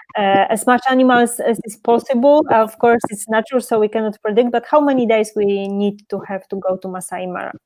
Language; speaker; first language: English; non-native, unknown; Polish